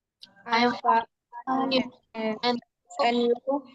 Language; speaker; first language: English; non-native, learner; Indonesian